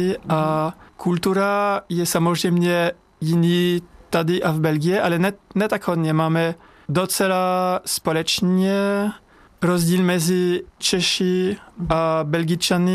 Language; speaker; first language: Czech; non-native, learner; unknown